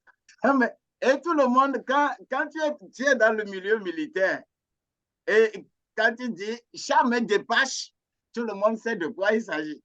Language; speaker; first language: French; non-native, local second language; Ewe